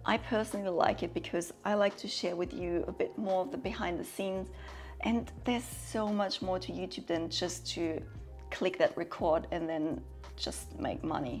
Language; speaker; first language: English; non-native, fluent; German